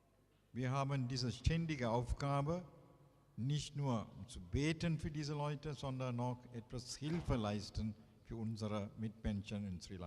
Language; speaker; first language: German; non-native, fluent; Tamil